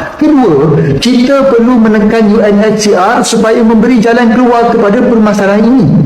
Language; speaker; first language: Malay; native; Malay